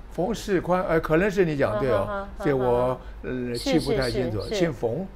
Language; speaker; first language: Chinese; native; Chinese